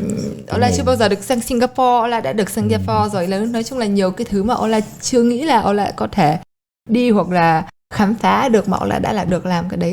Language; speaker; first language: Vietnamese; early bilingual, heritage; Polish